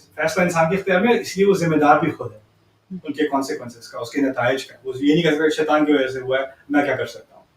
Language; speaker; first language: Urdu; early bilingual, heritage; Urdu